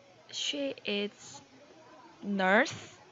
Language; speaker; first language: English; non-native, learner; Korean